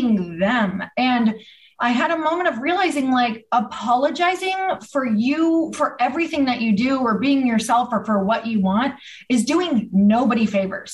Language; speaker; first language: English; native; English